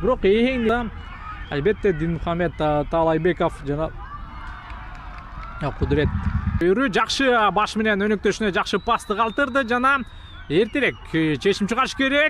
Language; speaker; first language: Kyrgyz; native; Kyrgyz